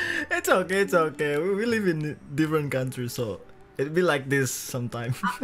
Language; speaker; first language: English; non-native, fluent; Indonesian